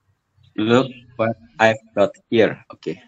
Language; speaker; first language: English; non-native, learner; Indonesian